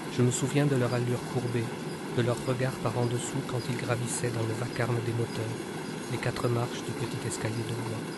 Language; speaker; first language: French; native; French